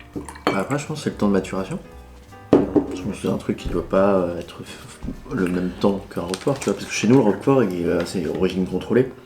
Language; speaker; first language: French; native; French